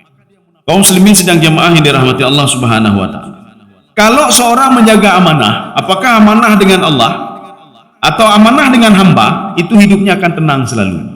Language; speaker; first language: Indonesian; native; Indonesian